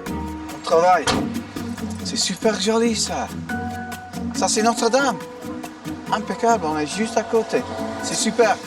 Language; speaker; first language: French; non-native, fluent; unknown